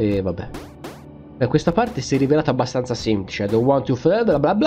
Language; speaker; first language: Italian; native; Italian